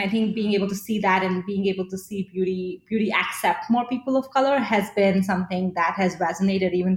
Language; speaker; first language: English; non-native, local second language; Hindi